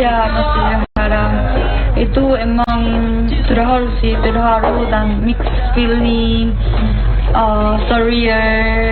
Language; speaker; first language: Indonesian; non-native, fluent; Korean